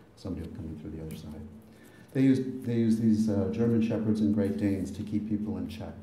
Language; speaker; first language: English; native; English